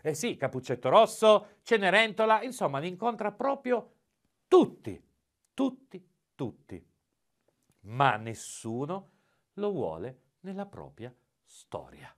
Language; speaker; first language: Italian; native; Italian